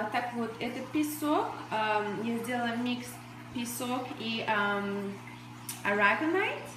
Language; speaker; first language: Russian; early bilingual, other home language; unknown